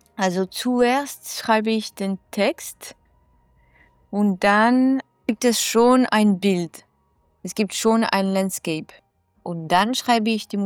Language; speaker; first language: German; non-native, fluent; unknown